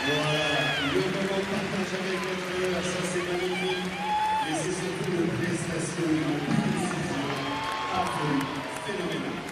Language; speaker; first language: French; native; French